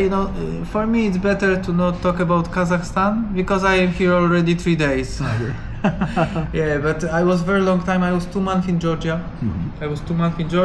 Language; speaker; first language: English; non-native, learner; Polish